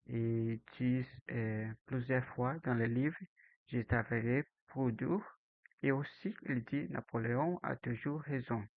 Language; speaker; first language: French; non-native, learner; Portuguese